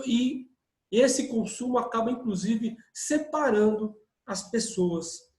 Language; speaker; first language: Portuguese; native; Portuguese